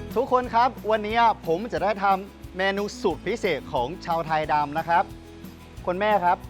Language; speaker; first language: Thai; non-native, fluent; Chinese